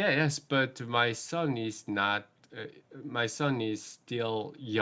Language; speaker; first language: English; non-native, learner; Korean